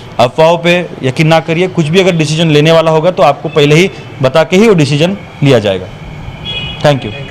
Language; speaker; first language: Hindi; non-native, local second language; Marathi